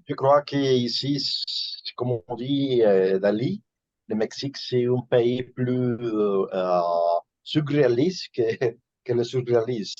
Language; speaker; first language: French; non-native, learner; Spanish